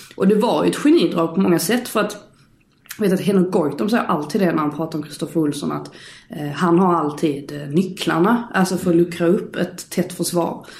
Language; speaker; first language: Swedish; native; Swedish